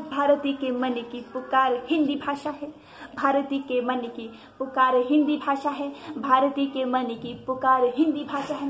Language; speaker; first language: Hindi; native; Hindi